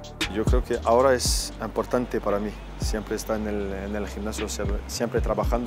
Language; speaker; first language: Spanish; non-native, fluent; French